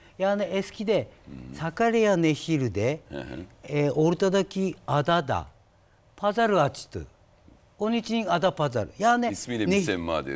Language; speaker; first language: Turkish; non-native, learner; Japanese